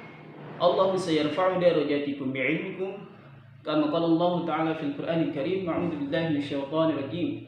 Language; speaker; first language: Arabic; non-native, fluent; Indonesian